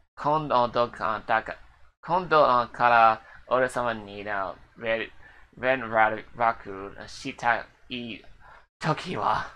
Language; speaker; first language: Japanese; non-native, learner; English